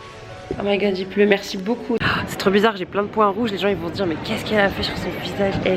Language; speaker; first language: French; native; French